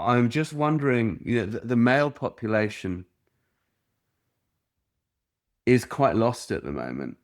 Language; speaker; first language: English; native; English